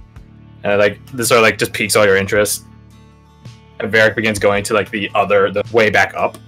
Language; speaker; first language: English; native; English